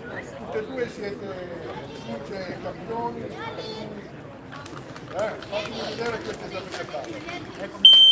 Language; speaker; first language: Italian; native; Italian